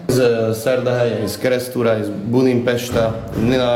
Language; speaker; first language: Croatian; non-native, local second language; Hungarian